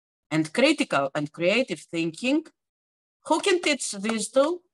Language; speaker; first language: English; non-native, fluent; Greek